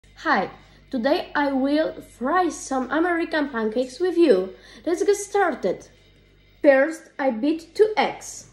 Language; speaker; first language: English; non-native, learner; Polish